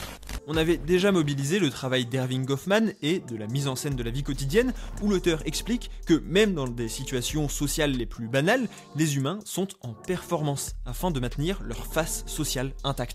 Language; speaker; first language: French; native; French